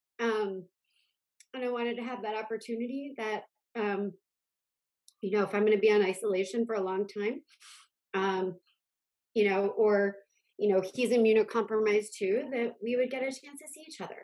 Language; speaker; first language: English; native; English